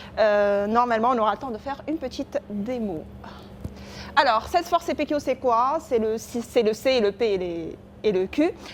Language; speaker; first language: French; non-native, local second language; Arabic